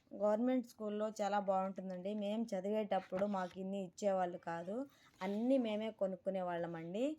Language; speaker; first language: Telugu; native; Telugu